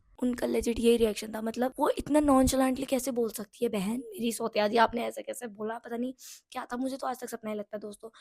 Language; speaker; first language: Hindi; non-native, local second language; Nepali